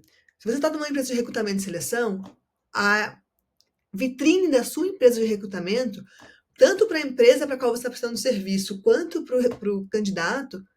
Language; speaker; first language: Portuguese; native; Portuguese